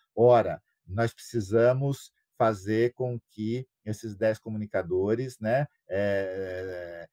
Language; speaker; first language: Portuguese; native; Portuguese